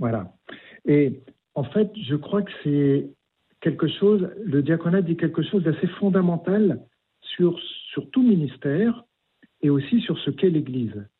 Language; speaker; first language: French; native; French